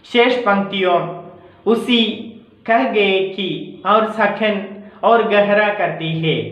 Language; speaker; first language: Hindi; non-native, local second language; Malayalam